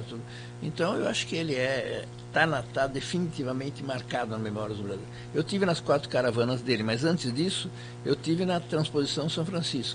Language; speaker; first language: Portuguese; native; Portuguese